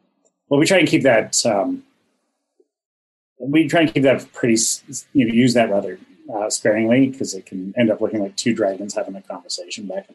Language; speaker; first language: English; native; English